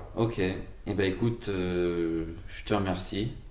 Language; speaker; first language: French; native; French